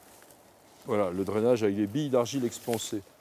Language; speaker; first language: French; native; French